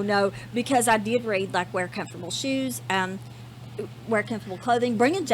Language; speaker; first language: English; native; English